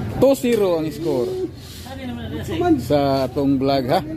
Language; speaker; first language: Filipino; non-native, local second language; Cebuano